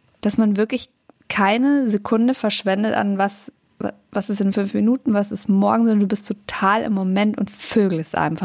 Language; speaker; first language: German; native; German